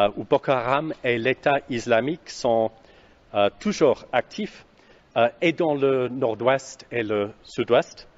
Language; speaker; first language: French; non-native, fluent; English